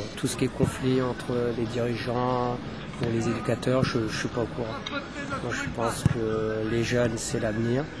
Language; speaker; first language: French; native; French